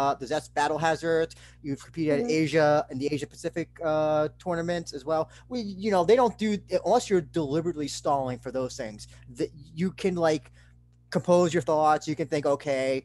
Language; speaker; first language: English; native; English